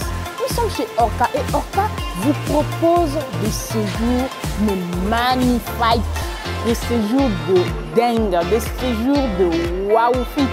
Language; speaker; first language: French; non-native, local second language; Lingala